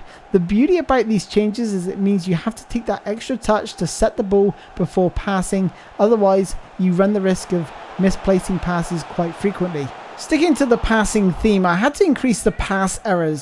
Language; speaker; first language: English; native; English